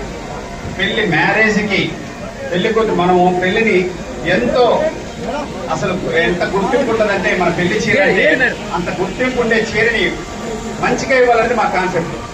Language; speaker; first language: Telugu; native; Telugu